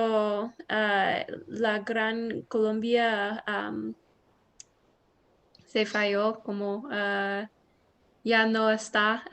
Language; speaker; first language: Spanish; non-native, learner; English